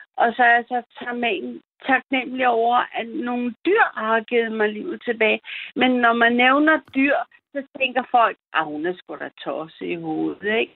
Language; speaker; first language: Danish; early bilingual, other home language; German